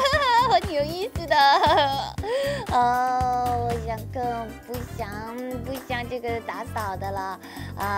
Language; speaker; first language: Chinese; non-native, fluent; Korean